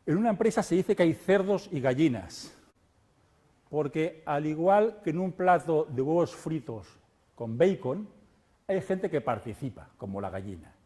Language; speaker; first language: Spanish; native; Spanish